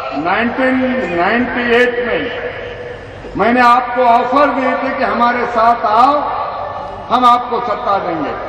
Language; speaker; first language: Hindi; non-native, local second language; Marathi